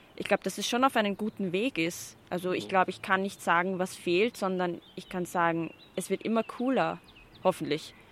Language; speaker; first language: German; early bilingual, other home language; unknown